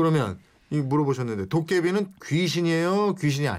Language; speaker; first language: Korean; native; Korean